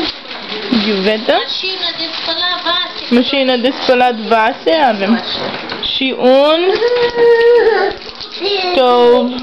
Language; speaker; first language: Romanian; early bilingual, heritage; Romanian